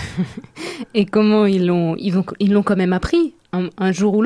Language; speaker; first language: French; native; French